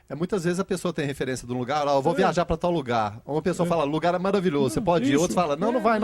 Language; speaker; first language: Portuguese; native; Portuguese